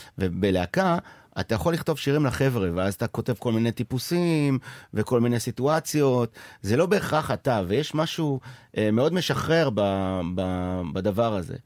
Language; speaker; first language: Hebrew; native; Hebrew